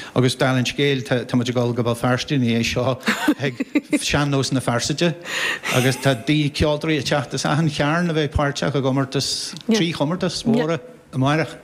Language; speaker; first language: Irish; native; Irish